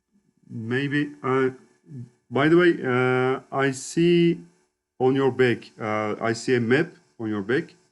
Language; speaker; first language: English; non-native, learner; Turkish